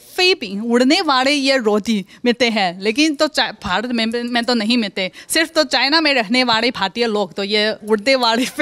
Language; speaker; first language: Hindi; non-native, fluent; Chinese